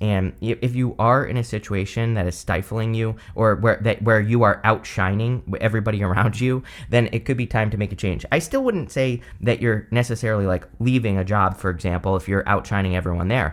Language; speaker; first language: English; native; English